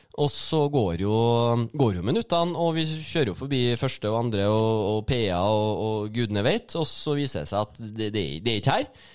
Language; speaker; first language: Norwegian; native; Norwegian